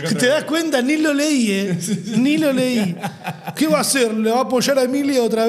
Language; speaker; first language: Spanish; native; Spanish